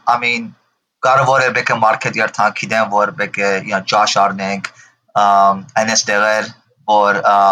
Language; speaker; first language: Armenian; early bilingual, heritage; Armenian